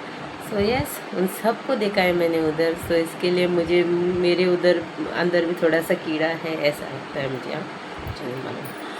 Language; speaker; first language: Hindi; non-native, local second language; Konkani